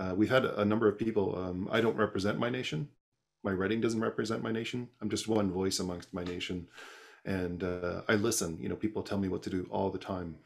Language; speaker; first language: English; native; English